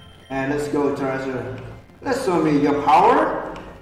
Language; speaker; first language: English; non-native, learner; Vietnamese